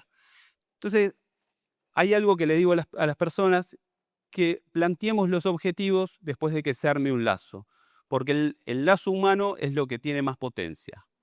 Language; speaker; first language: Spanish; native; Spanish